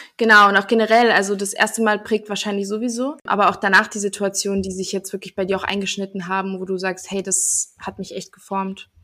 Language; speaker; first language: German; native; German